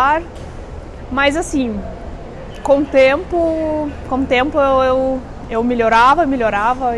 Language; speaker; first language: Portuguese; non-native, fluent; Russian